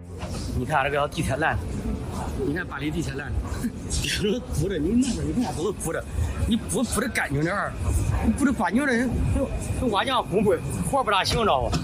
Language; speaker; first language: Chinese; native; Chinese